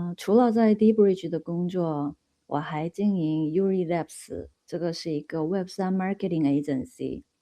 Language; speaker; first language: Chinese; non-native, fluent; Korean